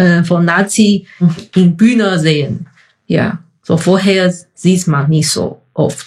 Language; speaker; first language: German; non-native, fluent; Chinese